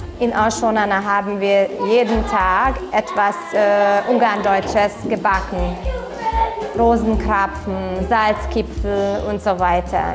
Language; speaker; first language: German; non-native, local second language; Hungarian